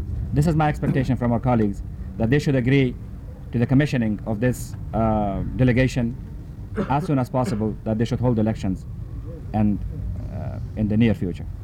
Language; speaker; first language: English; non-native, fluent; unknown